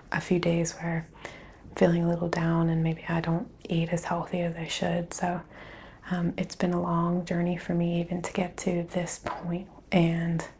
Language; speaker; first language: English; native; English